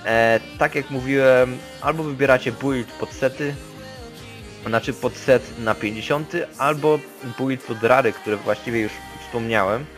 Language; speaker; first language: Polish; native; Polish